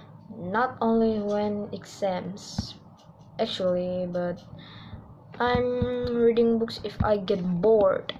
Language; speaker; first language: English; non-native, learner; Indonesian